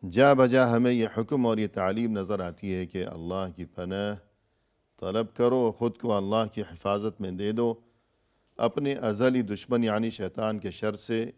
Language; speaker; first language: Urdu; native; Urdu